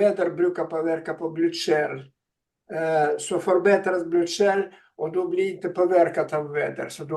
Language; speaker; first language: Swedish; non-native, fluent; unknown